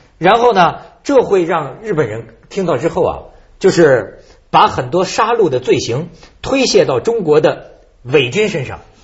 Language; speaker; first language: Chinese; native; Chinese